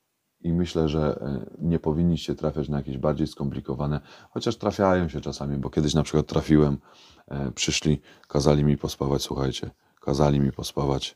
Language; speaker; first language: Polish; native; Polish